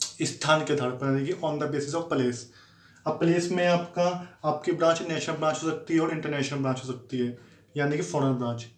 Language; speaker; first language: Hindi; native; Hindi